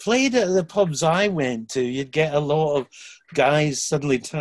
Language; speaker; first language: English; native; English